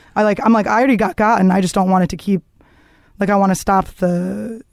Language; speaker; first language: English; native; English